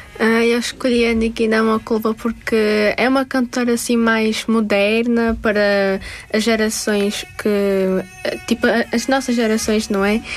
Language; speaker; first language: Portuguese; early bilingual, other home language; Tajik